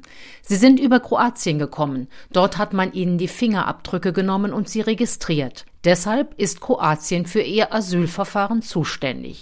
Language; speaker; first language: German; native; German